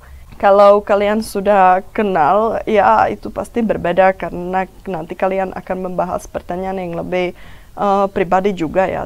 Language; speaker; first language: Indonesian; non-native, fluent; Czech